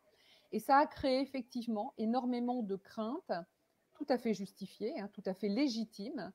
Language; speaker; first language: French; native; French